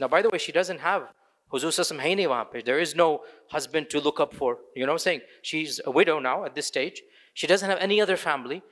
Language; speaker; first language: Urdu; early bilingual, other home language; English